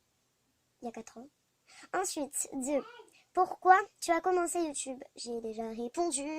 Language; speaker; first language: French; native; French